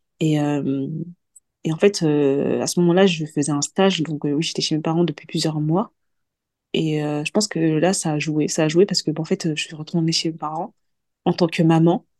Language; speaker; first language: French; early bilingual, other home language; Mandingo